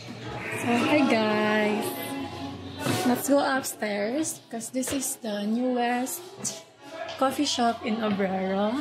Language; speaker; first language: English; non-native, learner; Cebuano